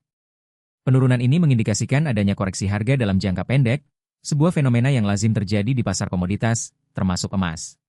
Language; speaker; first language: Indonesian; native; Indonesian